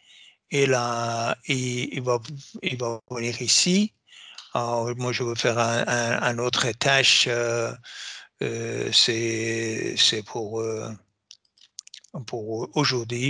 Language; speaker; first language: French; non-native, fluent; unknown